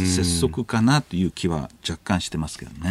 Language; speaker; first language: Japanese; native; Japanese